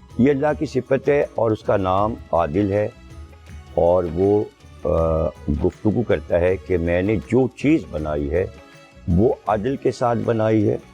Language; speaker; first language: Urdu; native; Urdu